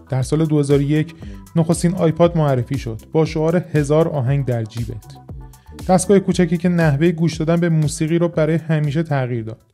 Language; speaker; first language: Persian; native; Persian